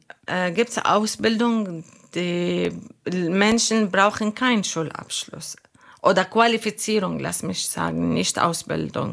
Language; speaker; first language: German; non-native, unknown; Arabic